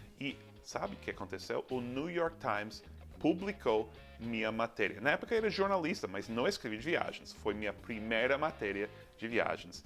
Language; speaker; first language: Portuguese; non-native, fluent; English